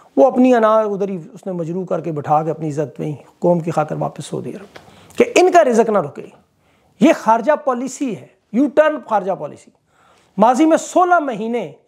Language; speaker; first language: Urdu; native; Urdu